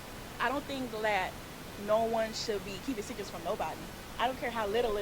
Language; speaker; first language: English; native; English